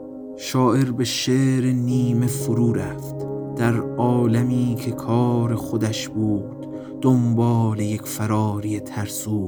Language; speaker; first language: Persian; native; Persian